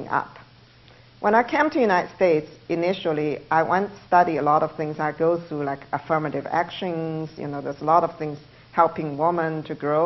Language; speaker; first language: English; non-native, fluent; Chinese